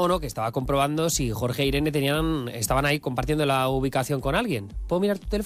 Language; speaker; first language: Spanish; native; Spanish